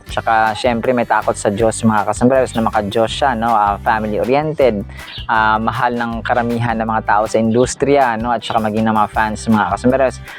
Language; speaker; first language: Filipino; non-native, local second language; Cebuano